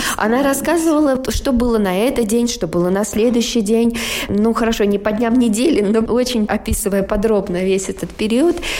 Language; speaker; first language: Russian; native; Russian